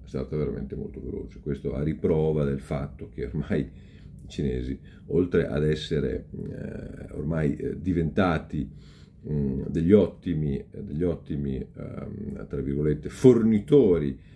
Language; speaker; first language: Italian; native; Italian